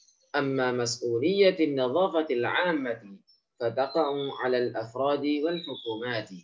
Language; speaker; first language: Arabic; non-native, fluent; Indonesian